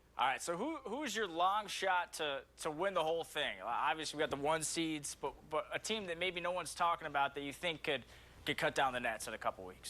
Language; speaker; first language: English; native; English